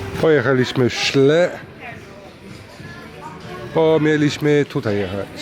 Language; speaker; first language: Polish; non-native, learner; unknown